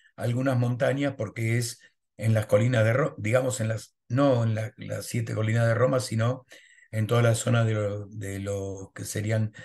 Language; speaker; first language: Spanish; native; Spanish